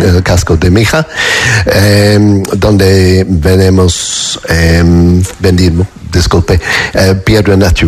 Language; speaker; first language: Spanish; non-native, fluent; English